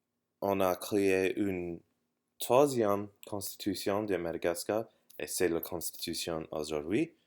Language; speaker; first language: French; non-native, learner; English